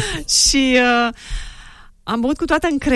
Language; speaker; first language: Romanian; native; Romanian